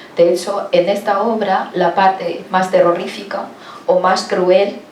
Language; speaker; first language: Spanish; non-native, fluent; Chinese